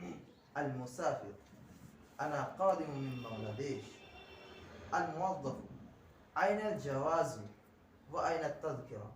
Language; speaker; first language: Arabic; non-native, learner; Bangla